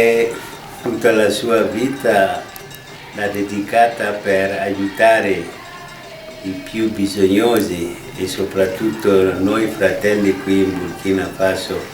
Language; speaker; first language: Italian; non-native, fluent; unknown